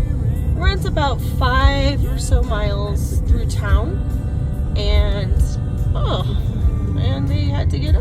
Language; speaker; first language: English; native; English